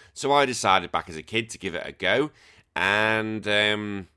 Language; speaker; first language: English; native; English